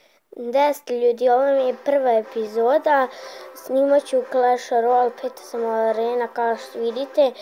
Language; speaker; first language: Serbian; early bilingual, heritage; Serbian